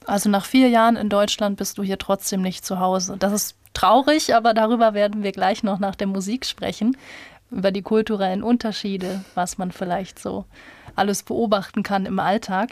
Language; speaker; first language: German; native; German